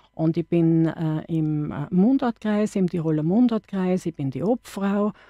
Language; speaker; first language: German; native; German